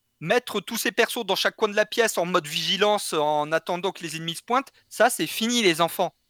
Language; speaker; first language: French; native; French